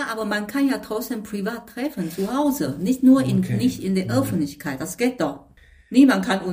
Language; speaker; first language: German; non-native, fluent; Chinese